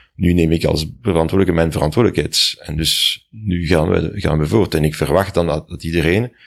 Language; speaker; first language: Dutch; non-native, fluent; French